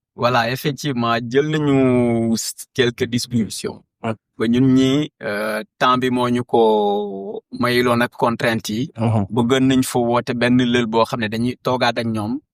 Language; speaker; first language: Wolof; non-native, local second language; Jola-Fonyi